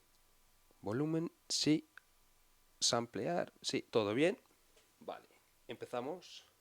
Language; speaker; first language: Spanish; non-native, fluent; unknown